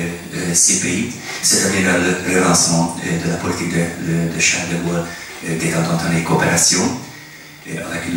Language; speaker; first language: French; non-native, fluent; Hungarian